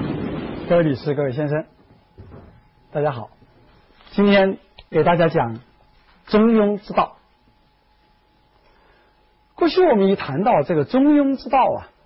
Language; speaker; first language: Chinese; native; Chinese